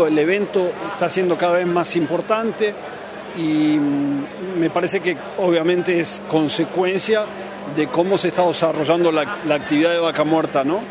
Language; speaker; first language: Spanish; native; Spanish